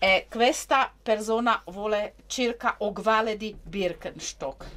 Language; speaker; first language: Italian; non-native, learner; Czech